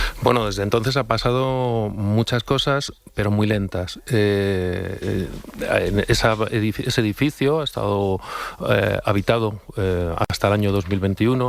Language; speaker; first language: Spanish; native; Spanish